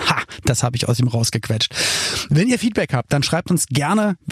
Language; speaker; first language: German; non-native, fluent; English